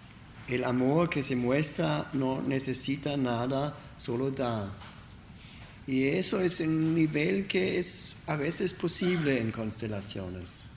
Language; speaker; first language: Spanish; non-native, learner; German